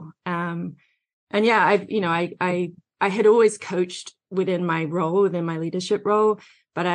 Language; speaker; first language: English; native; English